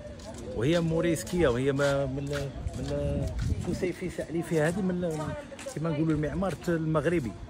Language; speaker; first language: Arabic; native; Arabic